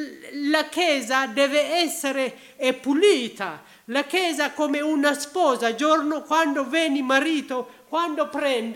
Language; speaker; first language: Italian; non-native, learner; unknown